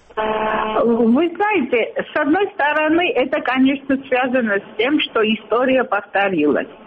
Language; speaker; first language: Russian; non-native, local second language; Georgian